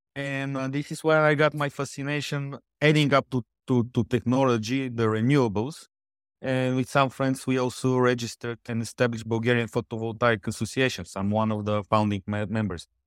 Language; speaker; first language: English; non-native, fluent; Bulgarian